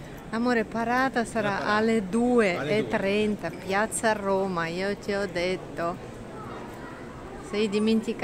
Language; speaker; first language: Italian; non-native, learner; Russian